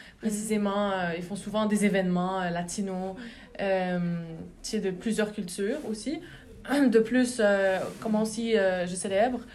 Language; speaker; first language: French; native; French